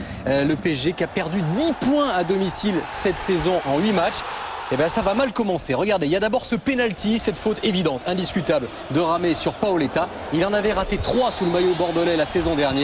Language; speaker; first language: French; native; French